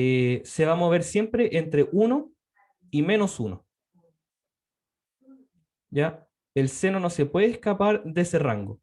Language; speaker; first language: Spanish; native; Spanish